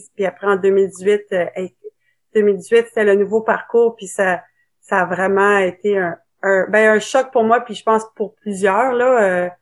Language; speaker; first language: French; native; French